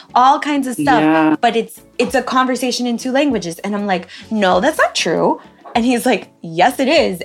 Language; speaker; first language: English; early bilingual, other home language; Spanish